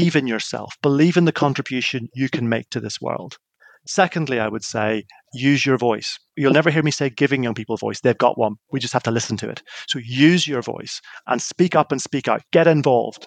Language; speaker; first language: English; native; English